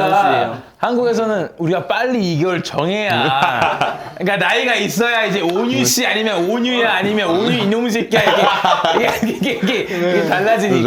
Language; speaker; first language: Korean; early bilingual, other home language; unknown